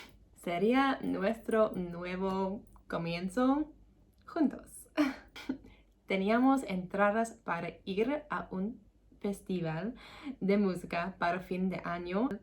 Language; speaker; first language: Spanish; non-native, learner; English